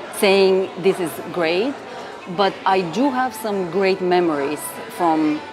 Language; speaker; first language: English; non-native, fluent; Bulgarian